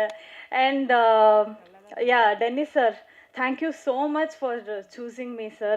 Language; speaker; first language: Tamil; non-native, learner; Kannada